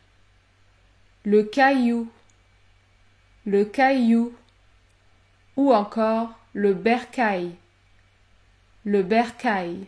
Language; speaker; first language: French; native; French